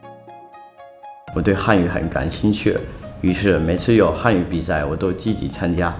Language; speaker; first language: Chinese; non-native, fluent; Malagasy